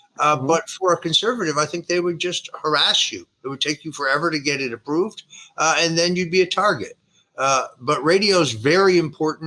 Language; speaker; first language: English; native; English